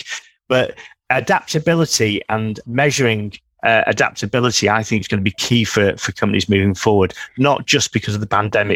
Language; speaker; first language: English; native; English